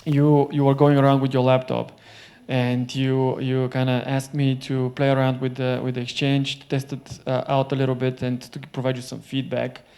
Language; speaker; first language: English; non-native, fluent; Bulgarian